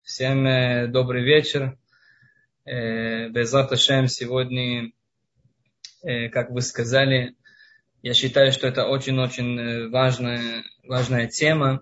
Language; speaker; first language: Russian; non-native, fluent; Hebrew